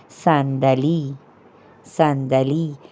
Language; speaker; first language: Persian; non-native, fluent; Urdu